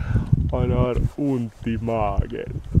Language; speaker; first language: Swedish; non-native, local second language; Finnish